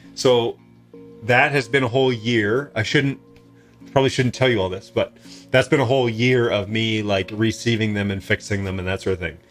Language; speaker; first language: English; native; English